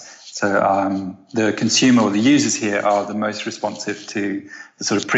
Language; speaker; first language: English; native; English